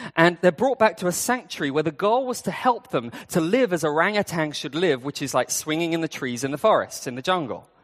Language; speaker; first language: English; native; English